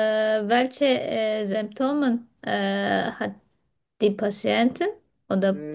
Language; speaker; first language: German; non-native, fluent; Turkish